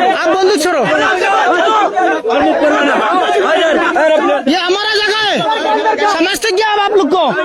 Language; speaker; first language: Hindi; non-native, learner; Bangla